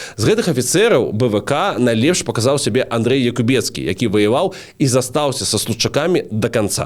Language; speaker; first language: Belarusian; non-native, local second language; Russian